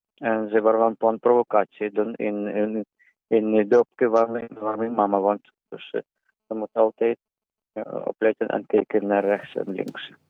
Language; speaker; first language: Dutch; non-native, learner; Ukrainian